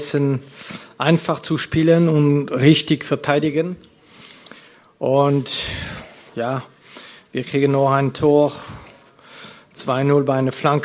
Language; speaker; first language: German; non-native, fluent; French